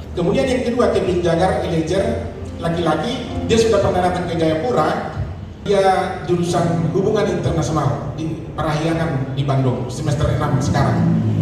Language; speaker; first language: Indonesian; native; Indonesian